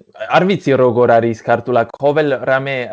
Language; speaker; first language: Georgian; non-native, learner; English